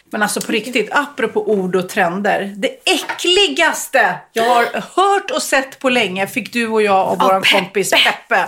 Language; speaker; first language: Swedish; native; Swedish